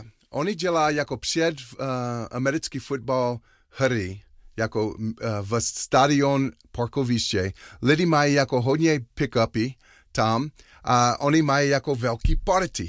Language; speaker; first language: Czech; non-native, learner; English